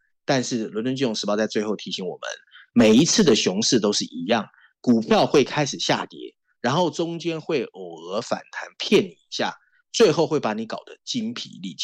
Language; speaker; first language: Chinese; native; Chinese